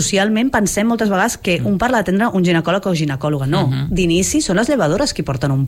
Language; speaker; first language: Catalan; native; Catalan